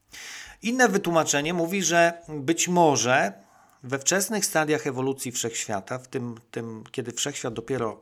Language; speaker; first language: Polish; native; Polish